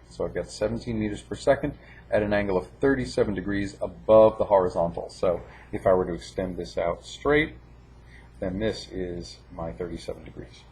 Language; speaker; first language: English; native; English